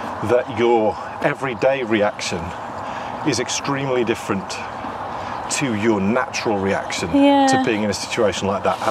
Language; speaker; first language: English; native; English